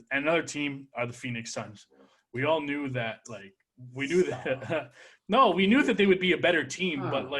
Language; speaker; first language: English; native; English